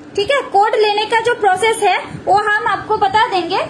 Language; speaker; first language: Hindi; non-native, local second language; Bangla